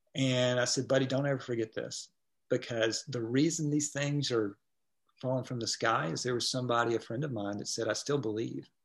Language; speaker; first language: English; native; English